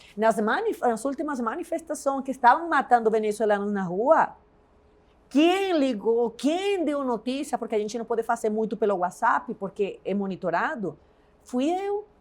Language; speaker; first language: Portuguese; non-native, fluent; Spanish